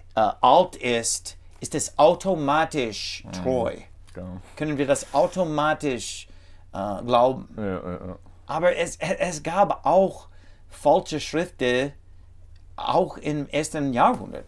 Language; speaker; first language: German; non-native, learner; English